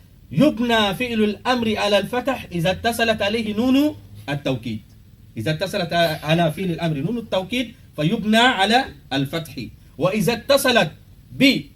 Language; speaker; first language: Arabic; non-native, fluent; Fula